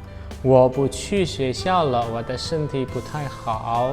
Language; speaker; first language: Chinese; non-native, fluent; Indonesian